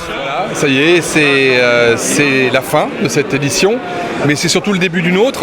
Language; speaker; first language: French; native; French